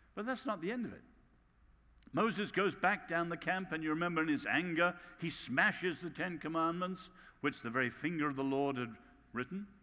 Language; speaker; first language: English; native; English